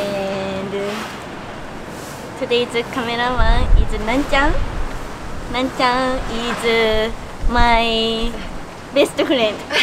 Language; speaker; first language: English; non-native, learner; Japanese